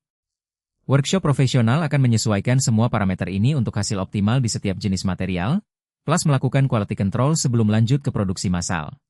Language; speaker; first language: Indonesian; native; Indonesian